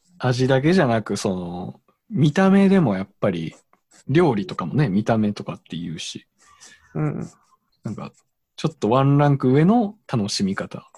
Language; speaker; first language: Japanese; native; Japanese